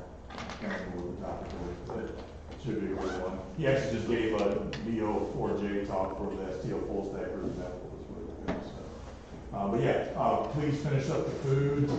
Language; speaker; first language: English; native; English